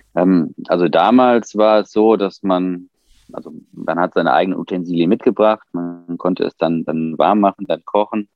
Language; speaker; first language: German; native; German